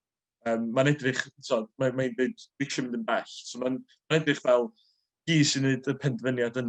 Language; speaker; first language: Welsh; native; Welsh